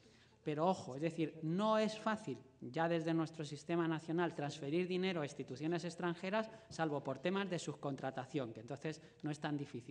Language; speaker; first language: Spanish; native; Spanish